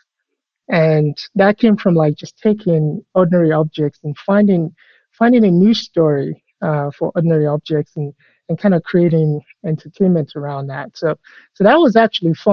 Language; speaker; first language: English; non-native, local second language; Yoruba